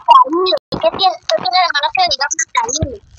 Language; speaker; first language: Spanish; native; Spanish